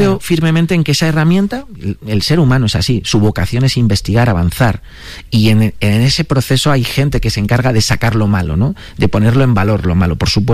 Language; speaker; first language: Spanish; native; Spanish